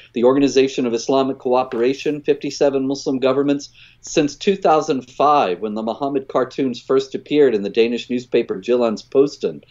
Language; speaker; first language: English; native; English